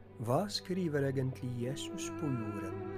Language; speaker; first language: Norwegian; non-native, fluent; Polish